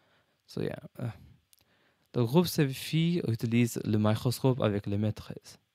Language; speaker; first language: French; non-native, learner; English